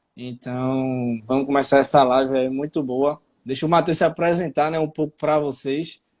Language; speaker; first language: Portuguese; native; Portuguese